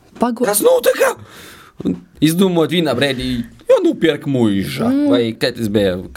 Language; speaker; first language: Latvian; native; Latvian